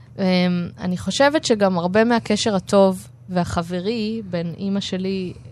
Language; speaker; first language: Hebrew; native; Hebrew